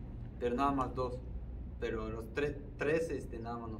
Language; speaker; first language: Spanish; non-native, fluent; Japanese